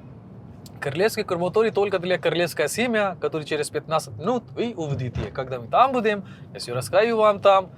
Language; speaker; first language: Russian; non-native, learner; Hindi